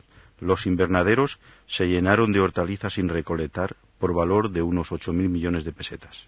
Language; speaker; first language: Spanish; native; Spanish